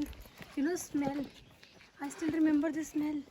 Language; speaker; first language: English; non-native, local second language; Hindi